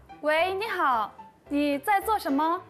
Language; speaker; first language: Chinese; non-native, fluent; Korean